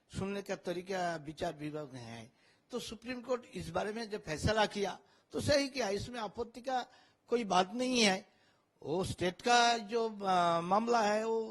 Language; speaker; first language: Hindi; non-native, local second language; Bangla